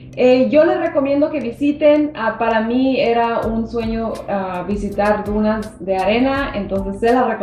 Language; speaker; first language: Spanish; native; Spanish